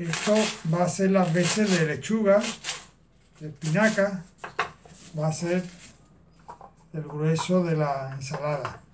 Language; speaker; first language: Spanish; native; Spanish